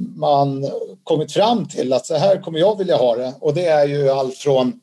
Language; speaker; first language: Swedish; native; Swedish